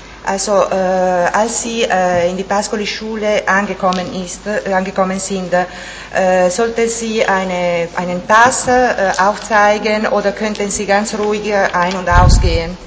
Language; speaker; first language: German; non-native, fluent; Italian